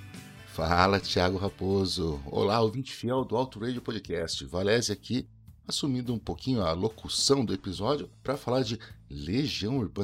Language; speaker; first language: Portuguese; native; Portuguese